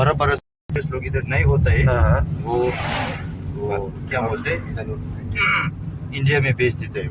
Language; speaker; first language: Hindi; non-native, fluent; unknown